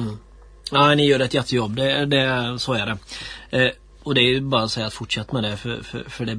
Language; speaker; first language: Swedish; native; Swedish